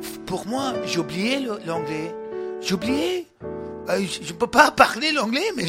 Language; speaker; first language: French; non-native, learner; English